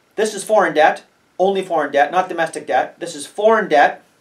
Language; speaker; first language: English; native; English